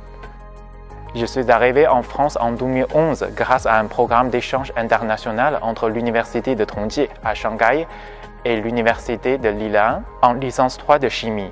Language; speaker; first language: French; non-native, fluent; Chinese